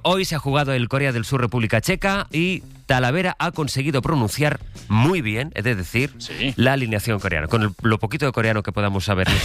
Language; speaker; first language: Spanish; native; Spanish